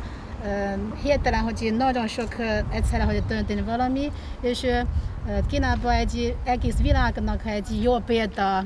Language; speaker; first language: Hungarian; non-native, learner; Chinese